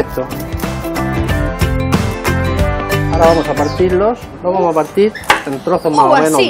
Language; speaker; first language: Spanish; native; Spanish